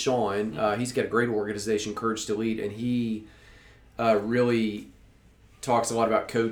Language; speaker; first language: English; native; English